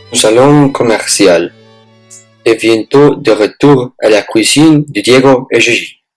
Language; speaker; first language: French; non-native, learner; Spanish